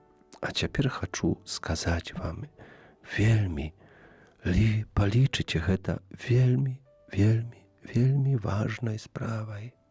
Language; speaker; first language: Belarusian; native; Belarusian